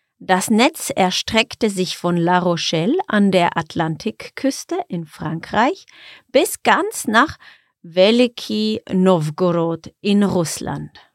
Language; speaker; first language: German; native; German